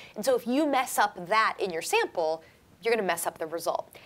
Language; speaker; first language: English; native; English